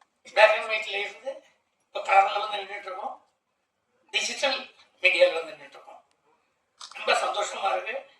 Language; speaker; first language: Tamil; non-native, local second language; Malayalam